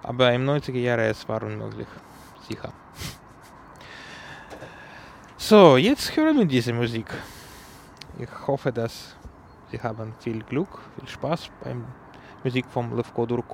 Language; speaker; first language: German; non-native, learner; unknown